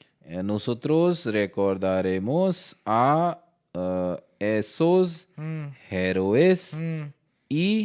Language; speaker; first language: Spanish; non-native, learner; Hindi